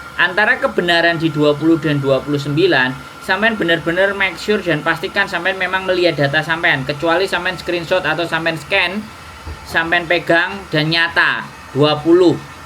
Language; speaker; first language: Indonesian; non-native, local second language; Javanese